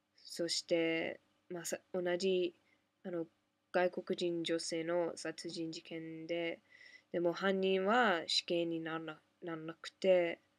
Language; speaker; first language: Japanese; non-native, fluent; English